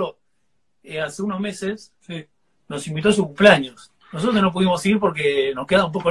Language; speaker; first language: Spanish; native; Spanish